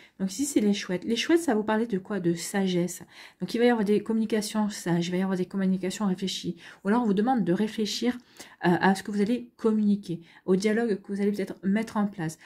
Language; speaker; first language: French; native; French